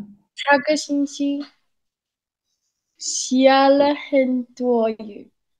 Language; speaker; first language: Chinese; non-native, learner; Spanish